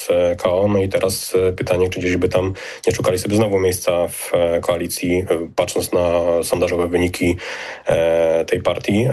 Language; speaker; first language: Polish; native; Polish